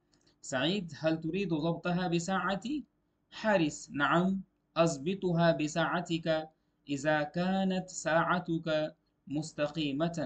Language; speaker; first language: Arabic; non-native, fluent; Urdu